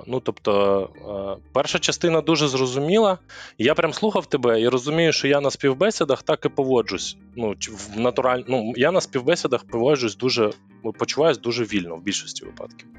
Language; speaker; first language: Ukrainian; native; Ukrainian